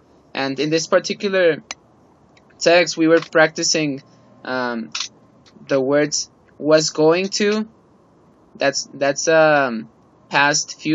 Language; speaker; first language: English; non-native, fluent; Spanish